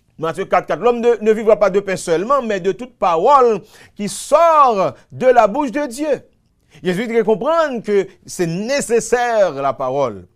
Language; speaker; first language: French; non-native, local second language; Haitian Creole